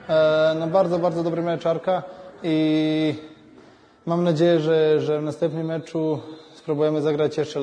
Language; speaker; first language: Polish; non-native, fluent; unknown